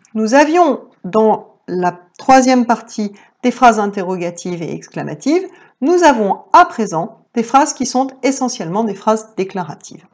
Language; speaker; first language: French; native; French